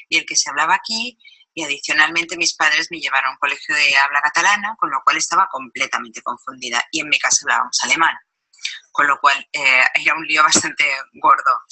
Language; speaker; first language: Spanish; native; Spanish